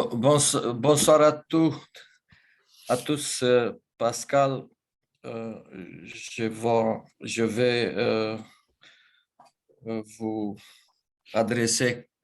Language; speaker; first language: French; non-native, fluent; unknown